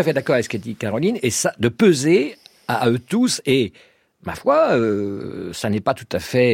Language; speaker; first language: French; native; French